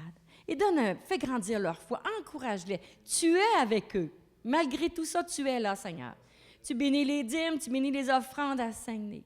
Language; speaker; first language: French; native; French